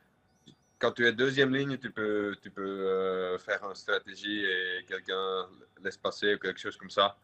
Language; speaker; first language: French; non-native, local second language; Dutch